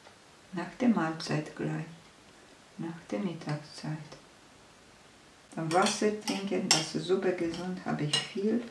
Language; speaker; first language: German; non-native, fluent; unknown